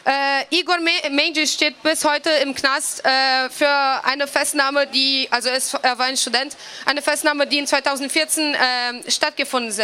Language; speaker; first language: German; non-native, fluent; Portuguese